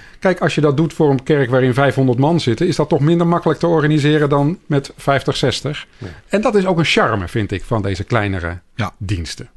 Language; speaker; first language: Dutch; native; Dutch